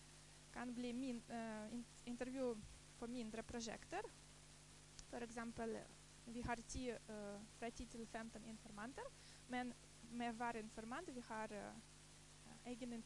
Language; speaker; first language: Norwegian; non-native, fluent; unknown